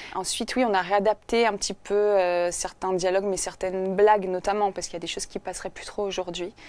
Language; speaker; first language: French; native; French